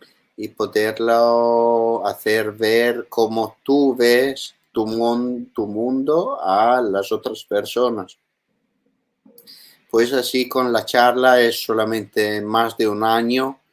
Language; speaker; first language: Spanish; non-native, learner; Italian